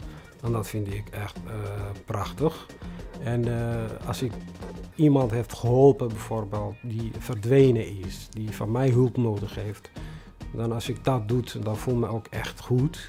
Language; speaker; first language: Dutch; non-native, fluent; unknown